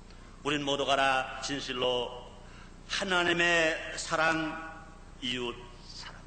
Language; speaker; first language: Korean; native; Korean